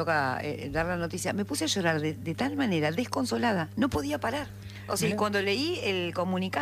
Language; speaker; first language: Spanish; native; Spanish